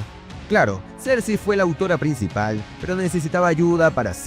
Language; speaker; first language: Spanish; native; Spanish